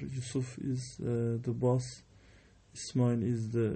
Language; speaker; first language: English; non-native, learner; Turkish